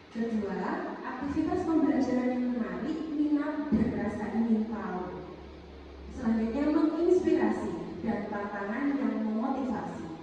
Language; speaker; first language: Indonesian; native; Indonesian